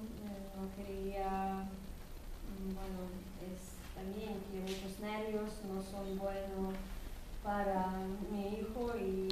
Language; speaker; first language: Spanish; non-native, learner; Ukrainian